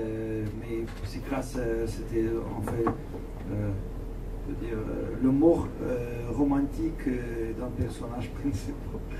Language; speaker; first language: French; non-native, learner; Russian